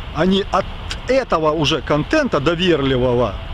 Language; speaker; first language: Russian; non-native, local second language; Ukrainian